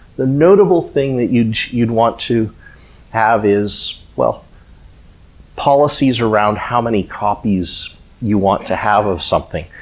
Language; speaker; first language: English; native; English